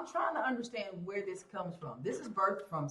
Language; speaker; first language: English; native; English